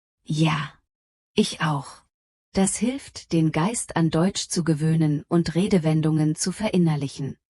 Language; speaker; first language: German; non-native, fluent; Polish